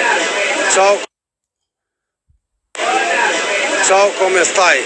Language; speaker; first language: Italian; non-native, learner; Albanian